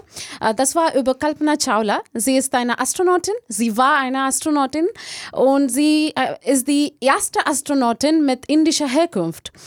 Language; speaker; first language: German; non-native, learner; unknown